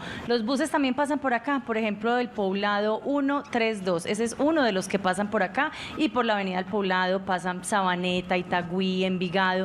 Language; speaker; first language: Spanish; native; Spanish